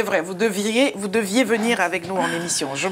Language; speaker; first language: French; native; French